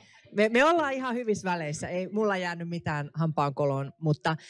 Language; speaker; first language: Finnish; native; Finnish